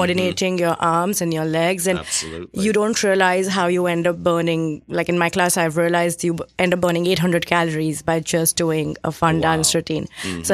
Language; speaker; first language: English; non-native, local second language; Hindi